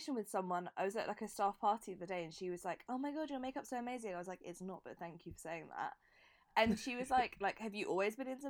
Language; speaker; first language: English; native; English